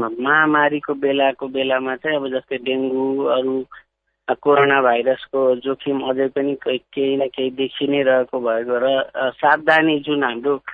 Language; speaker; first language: Nepali; non-native, local second language; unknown